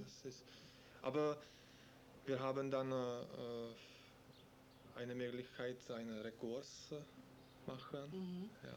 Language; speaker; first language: German; non-native, learner; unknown